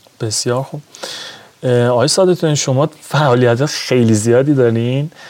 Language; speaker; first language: Persian; native; Persian